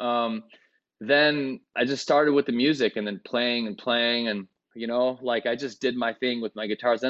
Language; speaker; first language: English; early bilingual, other home language; Greek